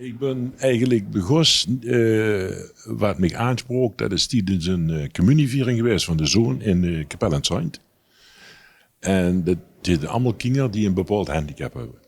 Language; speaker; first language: Dutch; native; Dutch